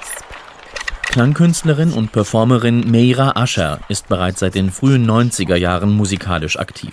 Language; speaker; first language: German; native; German